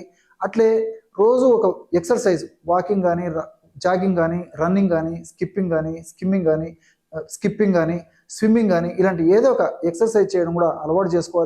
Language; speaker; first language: Telugu; native; Telugu